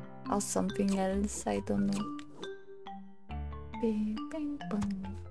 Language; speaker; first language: English; non-native, fluent; French